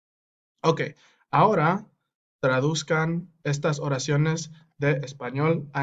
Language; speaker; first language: Spanish; non-native, fluent; English